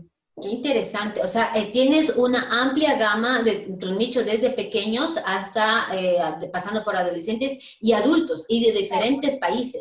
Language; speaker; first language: Spanish; native; Spanish